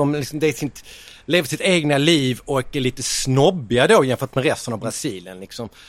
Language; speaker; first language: Swedish; native; Swedish